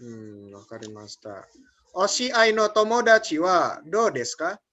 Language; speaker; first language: Japanese; non-native, fluent; Indonesian